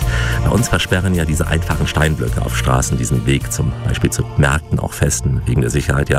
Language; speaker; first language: German; native; German